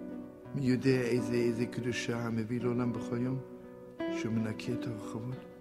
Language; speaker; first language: Hebrew; non-native, fluent; Yiddish